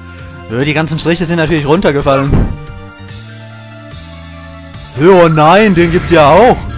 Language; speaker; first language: German; native; German